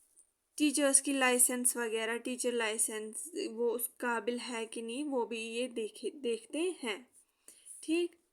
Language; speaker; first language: Hindi; native; Hindi